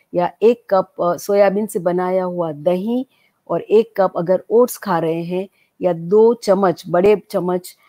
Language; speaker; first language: Hindi; non-native, local second language; Gujarati